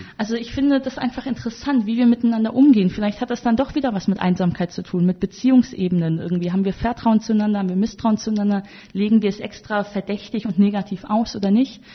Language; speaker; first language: German; native; German